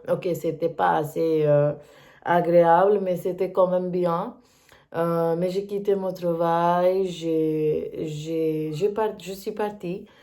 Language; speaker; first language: French; non-native, learner; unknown